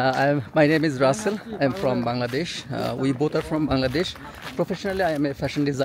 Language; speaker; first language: English; non-native, fluent; Bangla